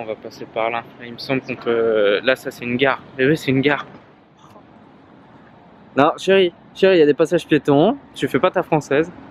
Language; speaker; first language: French; native; French